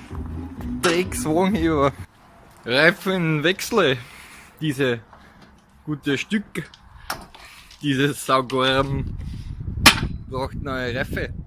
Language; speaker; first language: German; native; German